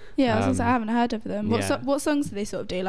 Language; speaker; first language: English; native; English